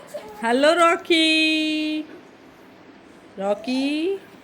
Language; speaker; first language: English; non-native, local second language; Hindi